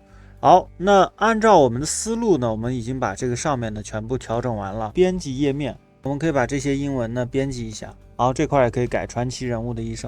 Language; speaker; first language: Chinese; native; Chinese